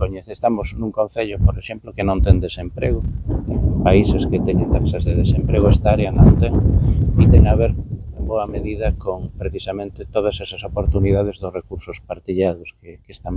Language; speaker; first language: Galician; native; Galician